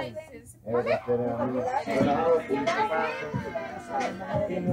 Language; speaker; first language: Spanish; early bilingual, heritage; English